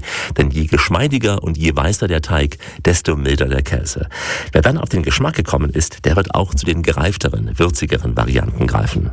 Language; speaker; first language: German; native; German